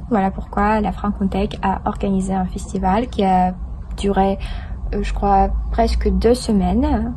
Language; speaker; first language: French; non-native, fluent; Russian